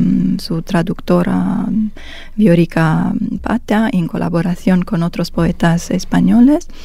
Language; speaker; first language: Spanish; non-native, fluent; Romanian